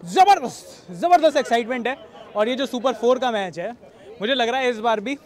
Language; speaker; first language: Hindi; native; Hindi